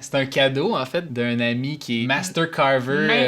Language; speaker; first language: French; native; French